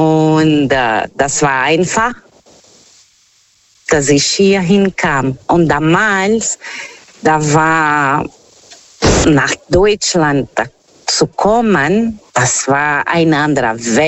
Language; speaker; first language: German; non-native, learner; Portuguese